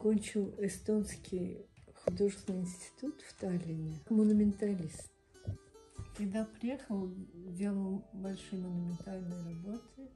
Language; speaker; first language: Russian; non-native, local second language; Tajik